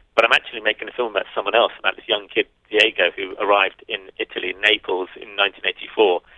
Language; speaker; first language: English; native; English